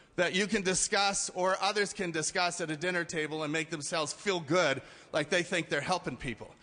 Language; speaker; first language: English; native; English